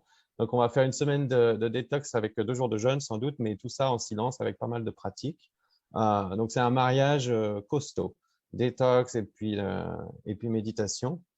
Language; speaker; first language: French; native; French